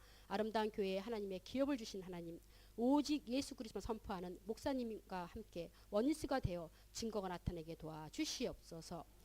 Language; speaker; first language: Korean; native; Korean